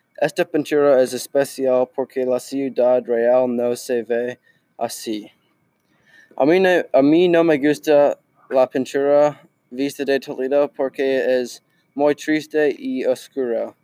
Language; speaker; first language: Spanish; non-native, learner; English